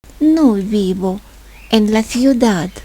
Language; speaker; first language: Spanish; non-native, fluent; Ukrainian